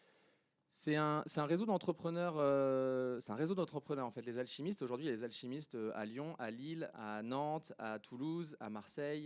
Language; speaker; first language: French; native; French